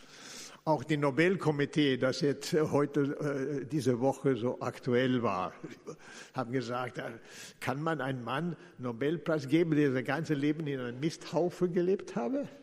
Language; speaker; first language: German; non-native, fluent; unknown